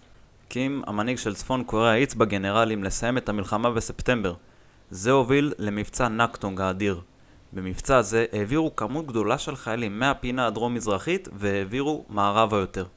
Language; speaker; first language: Hebrew; native; Hebrew